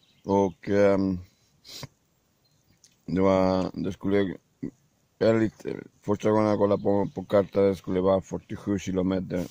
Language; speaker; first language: Swedish; non-native, learner; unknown